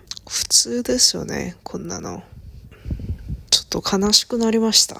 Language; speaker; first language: Japanese; non-native, learner; Korean